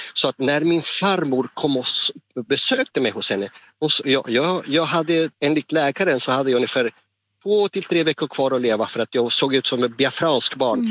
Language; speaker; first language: Swedish; non-native, fluent; Spanish